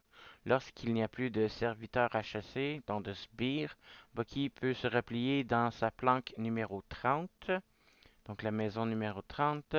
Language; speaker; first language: French; native; French